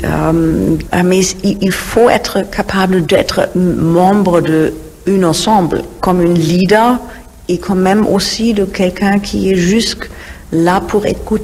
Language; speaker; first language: French; non-native, fluent; German